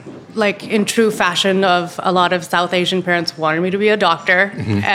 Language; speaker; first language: English; non-native, local second language; Urdu